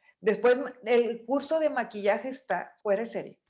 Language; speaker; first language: Spanish; native; Spanish